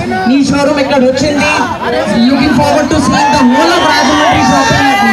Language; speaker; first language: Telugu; non-native, learner; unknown